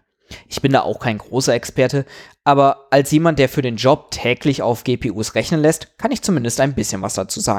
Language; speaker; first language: German; native; German